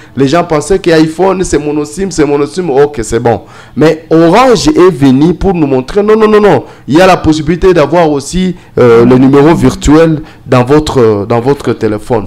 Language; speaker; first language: French; non-native, local second language; Swahili